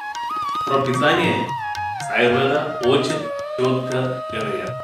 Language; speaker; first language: Russian; non-native, fluent; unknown